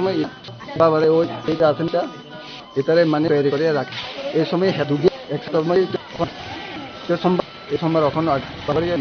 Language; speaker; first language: Bangla; non-native, local second language; Kok Borok